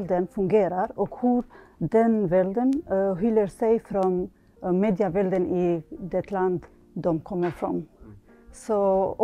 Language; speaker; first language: Swedish; non-native, learner; Albanian